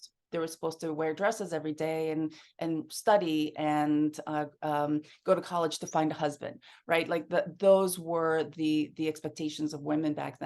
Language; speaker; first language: English; early bilingual, other home language; Spanish